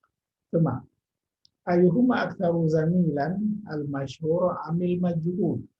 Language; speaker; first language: Arabic; non-native, fluent; Indonesian